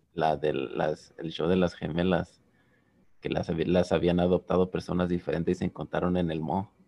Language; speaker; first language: Spanish; early bilingual, heritage; Spanish